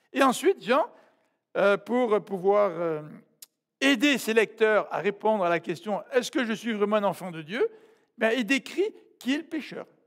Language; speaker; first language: French; native; French